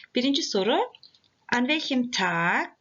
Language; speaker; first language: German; non-native, fluent; Turkish